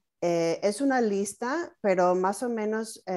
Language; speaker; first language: Spanish; non-native, fluent; English